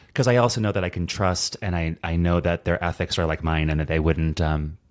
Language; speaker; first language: English; native; English